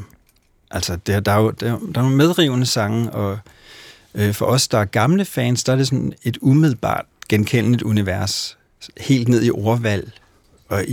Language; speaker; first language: Danish; native; Danish